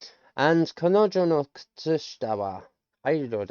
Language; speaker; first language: Japanese; non-native, learner; English